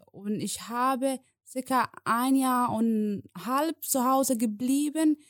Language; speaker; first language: German; non-native, learner; Somali